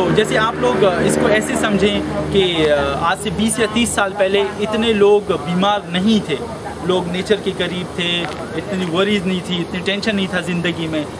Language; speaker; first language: Urdu; non-native, local second language; Pashto